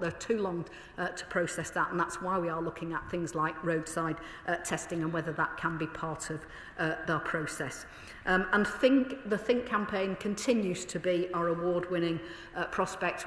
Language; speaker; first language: English; native; English